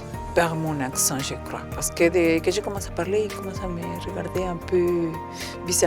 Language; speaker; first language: French; non-native, fluent; Spanish